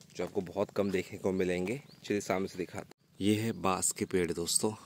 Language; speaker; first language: Hindi; native; Hindi